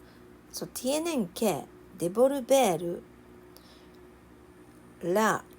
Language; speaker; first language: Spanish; non-native, learner; Japanese